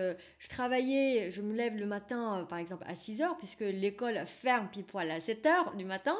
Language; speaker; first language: French; non-native, fluent; Vietnamese